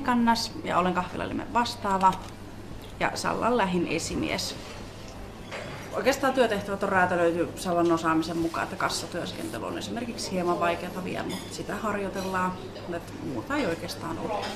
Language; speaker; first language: Finnish; native; Finnish